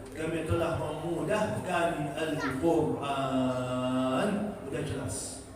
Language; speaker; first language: Malay; non-native, fluent; Arabic